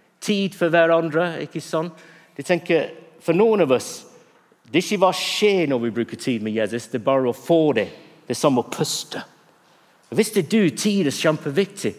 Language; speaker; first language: Norwegian; non-native, fluent; English